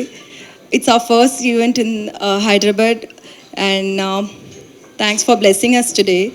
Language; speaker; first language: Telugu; non-native, learner; Tamil